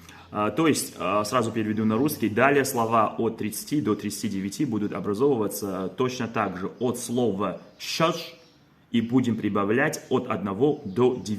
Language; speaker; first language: Russian; non-native, local second language; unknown